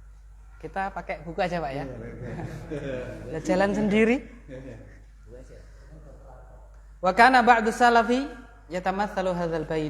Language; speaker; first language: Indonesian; native; Indonesian